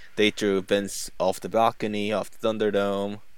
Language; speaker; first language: English; non-native, fluent; Korean